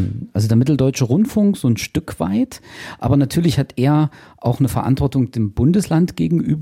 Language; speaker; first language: German; native; German